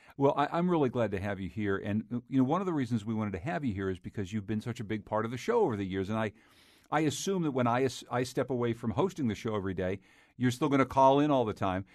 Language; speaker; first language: English; native; English